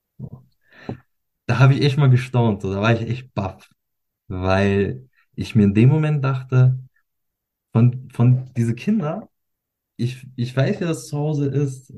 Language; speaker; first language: German; early bilingual, other home language; Turkish